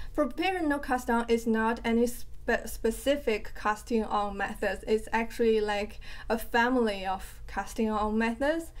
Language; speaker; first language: English; non-native, fluent; Chinese